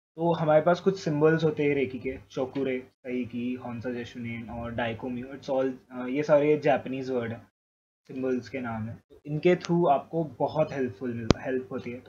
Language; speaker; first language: Hindi; native; Hindi